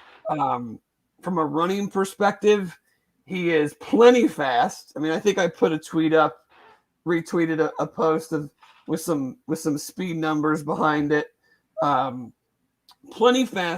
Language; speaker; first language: English; native; English